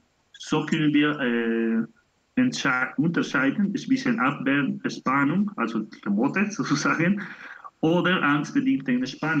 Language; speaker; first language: German; non-native, learner; Spanish